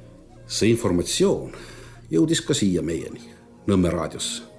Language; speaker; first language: Estonian; native; Estonian